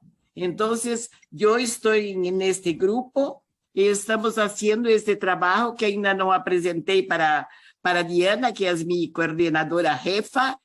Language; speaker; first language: Spanish; non-native, learner; Portuguese